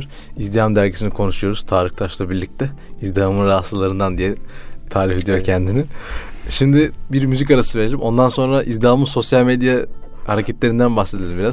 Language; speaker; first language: Turkish; native; Turkish